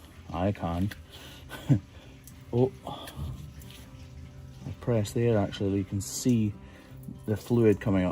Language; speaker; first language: English; native; English